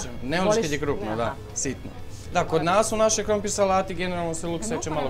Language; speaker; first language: Serbian; native; Serbian